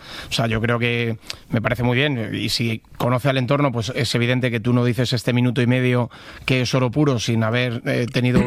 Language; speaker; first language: Spanish; native; Spanish